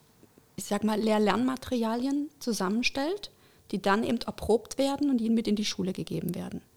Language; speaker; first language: German; native; German